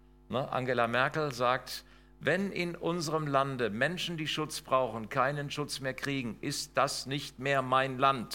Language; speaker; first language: German; native; German